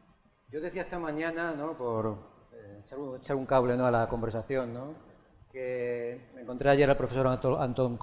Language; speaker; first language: Spanish; native; Spanish